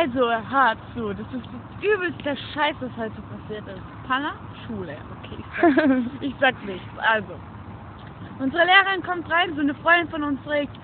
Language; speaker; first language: German; early bilingual, other home language; Turkish